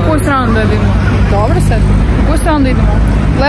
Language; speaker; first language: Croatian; non-native, fluent; Russian